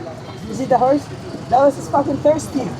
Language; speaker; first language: English; non-native, local second language; Filipino